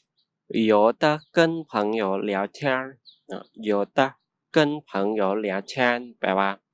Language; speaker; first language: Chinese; non-native, fluent; Lao